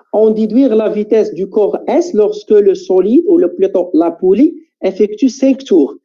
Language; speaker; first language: French; non-native, local second language; Arabic